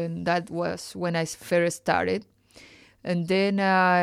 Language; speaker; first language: English; non-native, fluent; Spanish